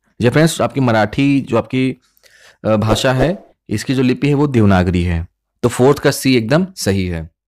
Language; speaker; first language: Hindi; native; Hindi